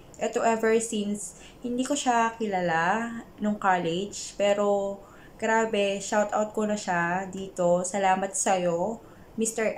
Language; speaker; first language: Filipino; non-native, local second language; Iloko